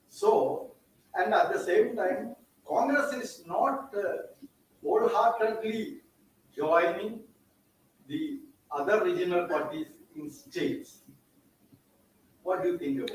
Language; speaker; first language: English; non-native, local second language; Malayalam